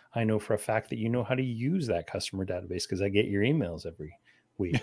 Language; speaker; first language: English; native; English